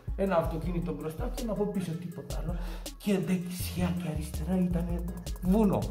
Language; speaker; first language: Greek; non-native, fluent; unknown